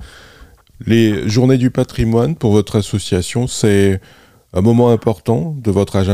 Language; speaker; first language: French; native; French